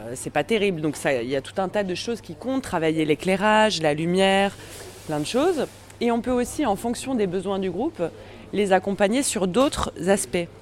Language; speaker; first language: French; native; French